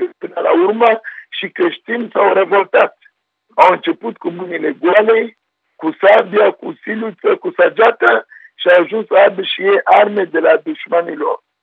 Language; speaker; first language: Romanian; non-native, fluent; Sango